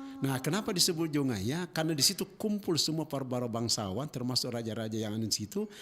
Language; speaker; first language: Indonesian; native; Indonesian